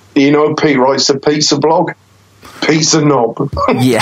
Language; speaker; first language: English; native; English